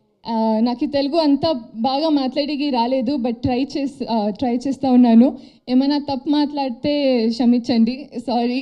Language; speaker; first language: Telugu; non-native, learner; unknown